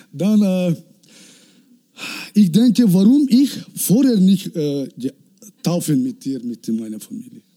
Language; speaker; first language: German; non-native, learner; Turkish